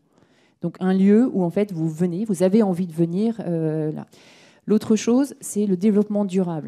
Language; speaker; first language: French; native; French